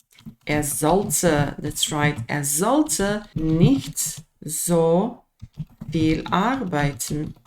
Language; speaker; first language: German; non-native, fluent; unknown